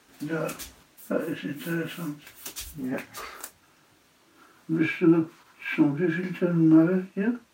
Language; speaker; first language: German; non-native, fluent; Polish